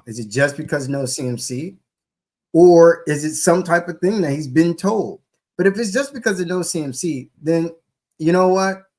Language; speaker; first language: English; native; English